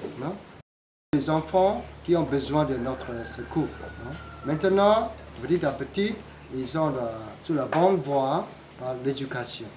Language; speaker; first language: French; non-native, learner; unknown